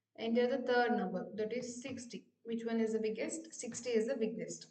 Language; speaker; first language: English; non-native, local second language; Kannada